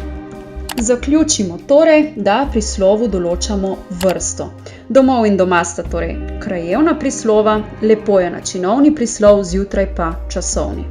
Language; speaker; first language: Slovenian; native; Slovenian